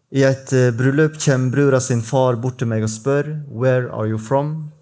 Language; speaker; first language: Norwegian; native; Norwegian